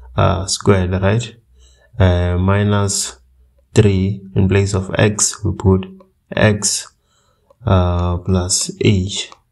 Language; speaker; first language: English; native; English